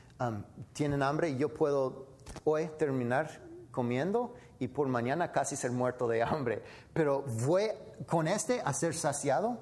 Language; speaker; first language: Spanish; non-native, fluent; English